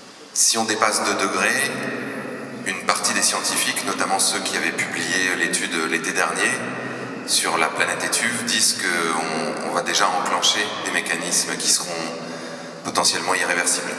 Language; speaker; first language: French; native; French